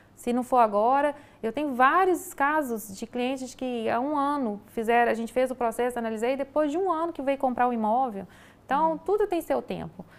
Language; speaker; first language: Portuguese; native; Portuguese